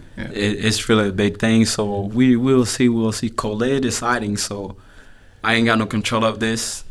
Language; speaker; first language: English; non-native, fluent; French